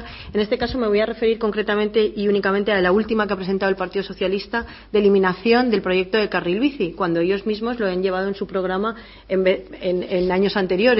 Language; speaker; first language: Spanish; native; Spanish